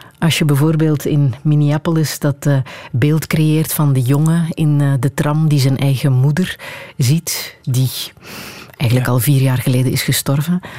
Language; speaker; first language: Dutch; native; Dutch